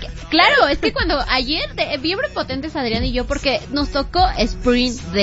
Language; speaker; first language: Spanish; native; Spanish